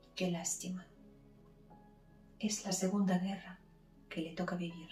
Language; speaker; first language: Spanish; non-native, fluent; Ukrainian